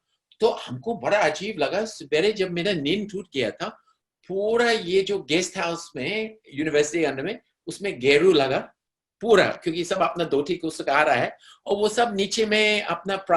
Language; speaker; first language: Hindi; non-native, fluent; English